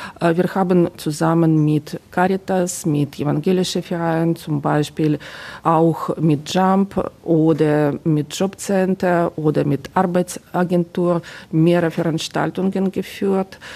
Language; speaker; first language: German; non-native, fluent; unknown